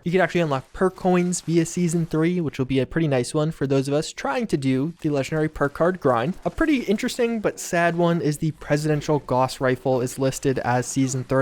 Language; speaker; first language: English; native; English